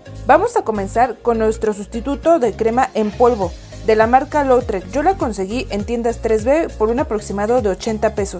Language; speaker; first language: Spanish; native; Spanish